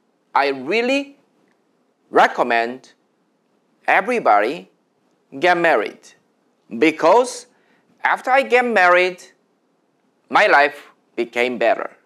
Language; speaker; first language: English; non-native, fluent; Korean